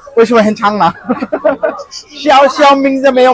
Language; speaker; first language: Chinese; non-native, learner; Bangla